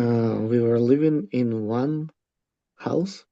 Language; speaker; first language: English; non-native, learner; Russian